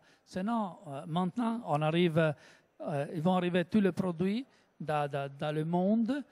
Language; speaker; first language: French; non-native, learner; Italian